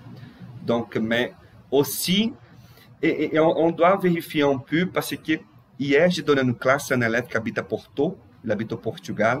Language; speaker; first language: French; non-native, fluent; Portuguese